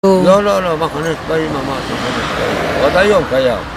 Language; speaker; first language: Hebrew; non-native, fluent; Romanian